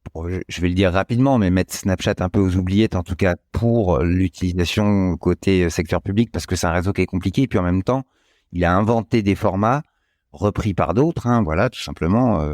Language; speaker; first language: French; native; French